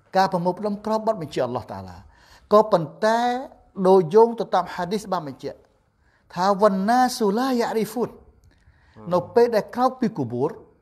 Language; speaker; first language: Khmer; non-native, local second language; Eastern Cham